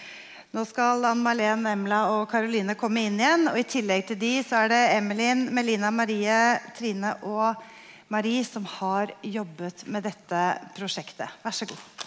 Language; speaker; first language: Norwegian; native; Norwegian